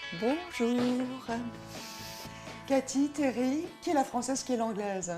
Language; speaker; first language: French; native; French